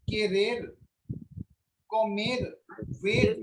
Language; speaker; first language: Spanish; non-native, learner; Hindi